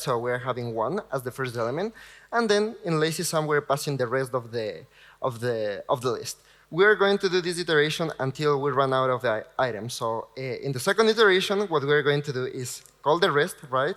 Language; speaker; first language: English; non-native, fluent; Spanish